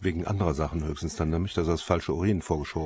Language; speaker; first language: German; native; German